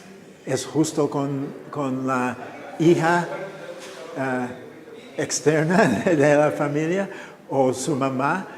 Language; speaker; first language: Spanish; non-native, fluent; English